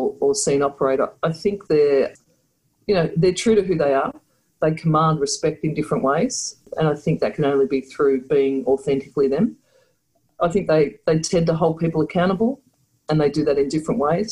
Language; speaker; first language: English; native; English